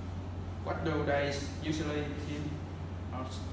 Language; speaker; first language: English; non-native, learner; Vietnamese